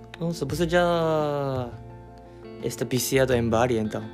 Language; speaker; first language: Portuguese; non-native, learner; Japanese